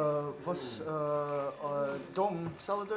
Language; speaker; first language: Russian; non-native, learner; English